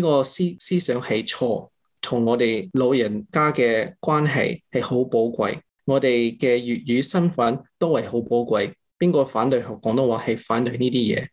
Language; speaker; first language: Cantonese; early bilingual, heritage; English